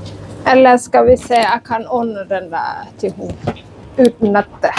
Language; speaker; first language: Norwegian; non-native, learner; Thai